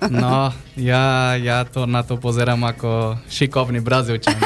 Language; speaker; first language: Slovak; non-native, learner; Portuguese